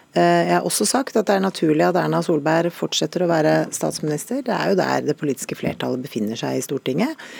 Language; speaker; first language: Norwegian; native; Norwegian